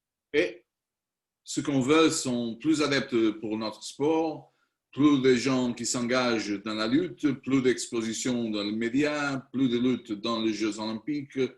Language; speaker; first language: French; non-native, learner; Spanish